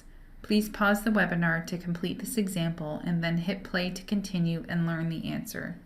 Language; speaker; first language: English; native; English